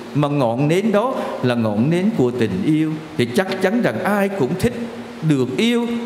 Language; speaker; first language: Vietnamese; native; Vietnamese